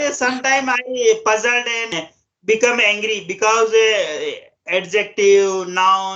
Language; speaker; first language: English; non-native, local second language; Hindi